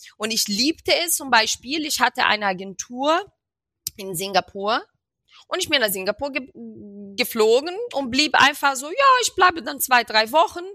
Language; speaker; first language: German; non-native, fluent; Portuguese